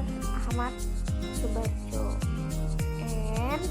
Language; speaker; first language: English; non-native, learner; Indonesian